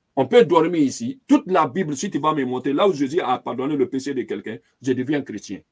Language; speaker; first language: French; non-native, local second language; Lingala